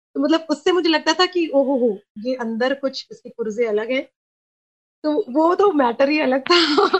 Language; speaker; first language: Hindi; non-native, local second language; Sindhi